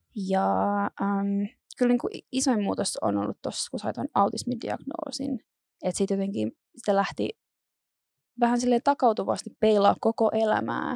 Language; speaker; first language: Finnish; native; Finnish